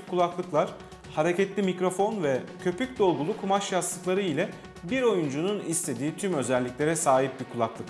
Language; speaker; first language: Turkish; native; Turkish